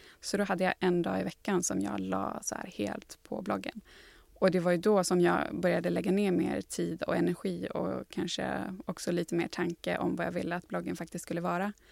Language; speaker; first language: Swedish; native; Swedish